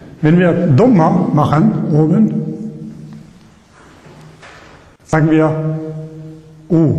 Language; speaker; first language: German; non-native, learner; Arabic